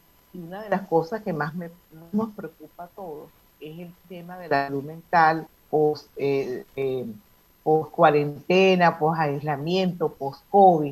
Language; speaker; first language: Spanish; native; Spanish